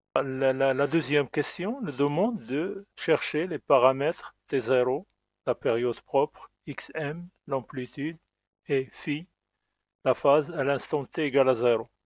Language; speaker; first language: French; non-native, local second language; Arabic